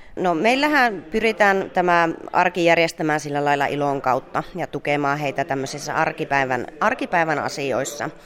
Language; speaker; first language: Finnish; native; Finnish